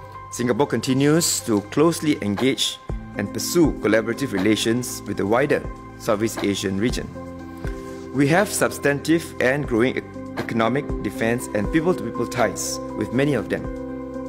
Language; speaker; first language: English; non-native, local second language; Malay